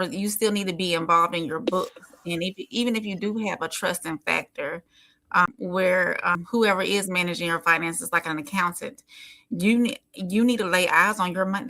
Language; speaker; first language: English; native; English